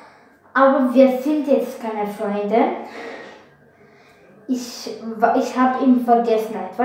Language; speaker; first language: German; non-native, learner; Bulgarian